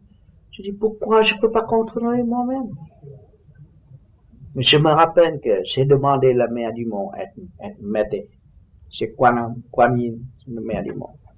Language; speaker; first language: French; non-native, learner; Vietnamese